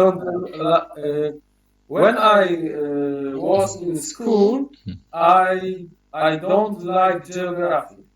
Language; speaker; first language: English; non-native, learner; Polish